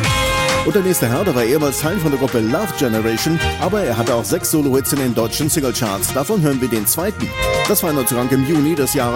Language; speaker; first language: German; native; German